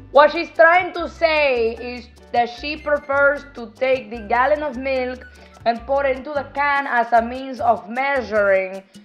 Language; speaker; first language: English; early bilingual, other home language; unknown